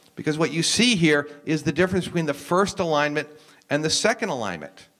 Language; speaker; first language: English; native; English